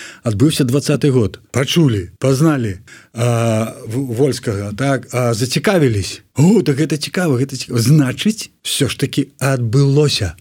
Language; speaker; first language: Belarusian; non-native, local second language; Russian